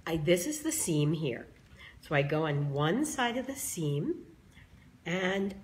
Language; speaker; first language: English; native; English